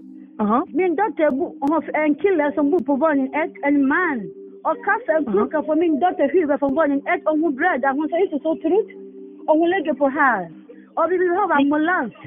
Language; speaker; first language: Swedish; non-native, learner; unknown